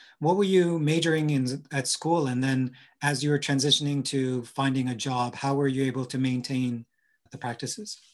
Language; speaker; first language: English; native; English